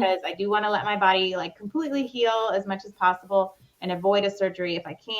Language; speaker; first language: English; native; English